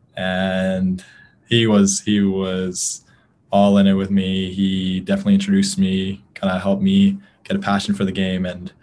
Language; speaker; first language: English; native; English